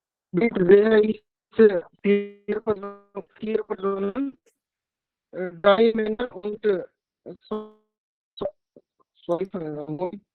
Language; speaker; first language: German; non-native, learner; Hindi